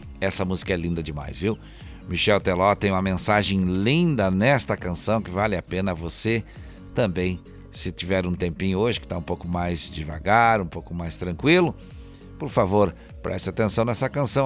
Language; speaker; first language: Portuguese; native; Portuguese